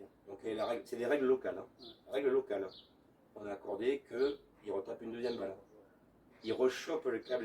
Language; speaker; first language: French; native; French